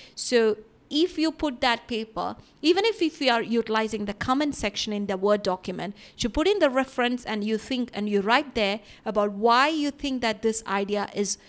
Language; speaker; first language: English; non-native, local second language; Malayalam